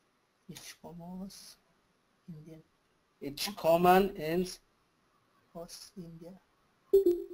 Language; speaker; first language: German; non-native, learner; Tamil